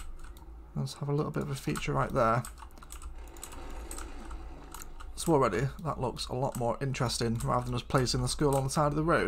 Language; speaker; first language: English; native; English